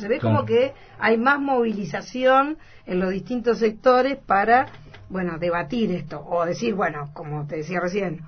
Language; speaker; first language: Spanish; native; Spanish